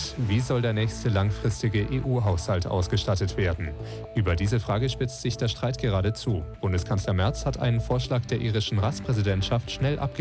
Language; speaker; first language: German; native; German